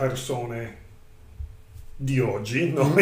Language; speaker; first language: Italian; non-native, learner; English